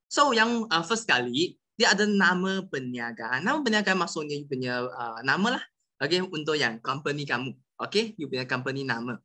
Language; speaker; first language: Malay; non-native, local second language; Chinese